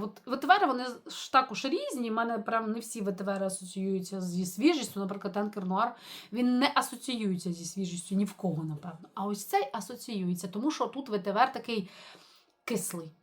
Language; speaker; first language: Ukrainian; native; Ukrainian